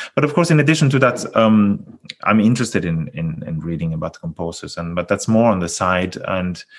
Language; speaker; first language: English; non-native, fluent; Norwegian